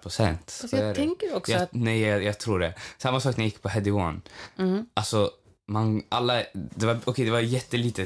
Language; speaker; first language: Swedish; native; Swedish